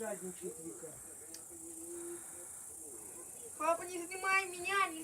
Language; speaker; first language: Russian; native; Russian